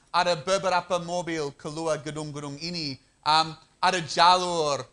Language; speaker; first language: Indonesian; non-native, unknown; English